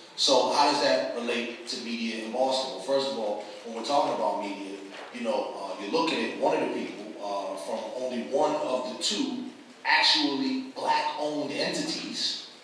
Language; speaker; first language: English; native; English